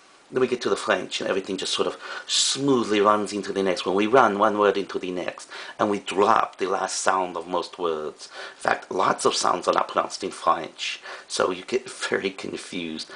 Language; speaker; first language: English; native; English